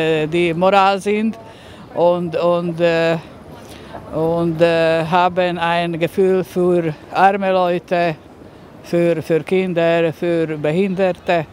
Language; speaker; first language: German; non-native, learner; Slovak